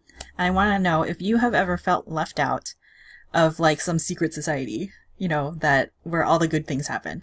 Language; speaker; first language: English; native; English